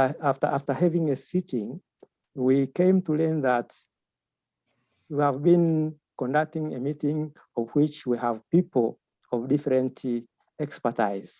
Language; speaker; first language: English; non-native, local second language; Swahili